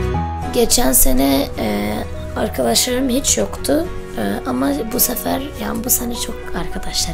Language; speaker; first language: Turkish; early bilingual, other home language; Arabic